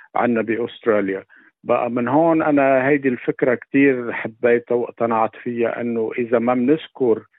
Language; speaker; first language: Arabic; native; Arabic